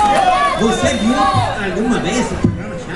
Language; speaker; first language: Portuguese; non-native, learner; Spanish